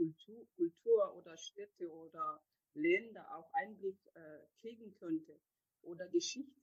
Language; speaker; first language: German; non-native, fluent; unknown